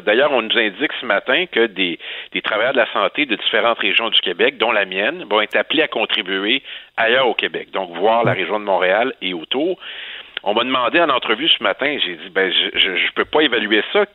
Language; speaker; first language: French; native; French